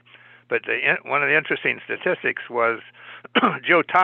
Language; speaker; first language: English; native; English